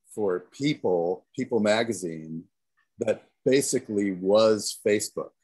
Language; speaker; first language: English; native; English